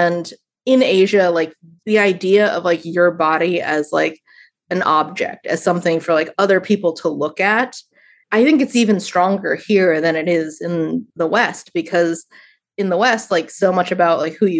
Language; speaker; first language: English; native; English